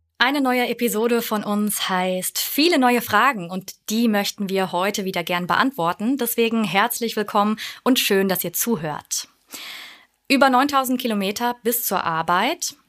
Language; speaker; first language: German; native; German